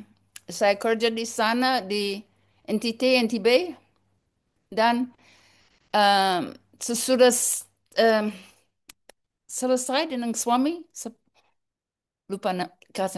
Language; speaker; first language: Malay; non-native, learner; English